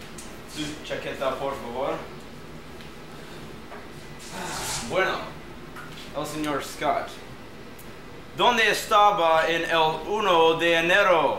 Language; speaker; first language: Spanish; non-native, learner; English